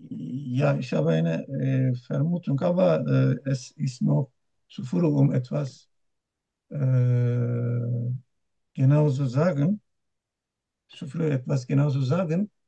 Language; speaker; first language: German; non-native, learner; Turkish